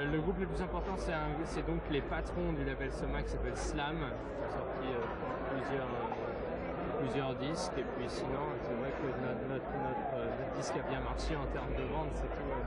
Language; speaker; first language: French; native; French